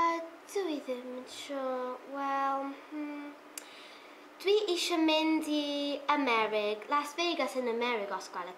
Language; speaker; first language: Welsh; non-native, learner; English